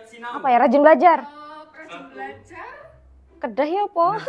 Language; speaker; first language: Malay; non-native, local second language; Javanese